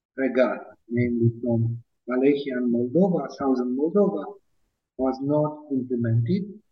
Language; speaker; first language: English; non-native, fluent; Romanian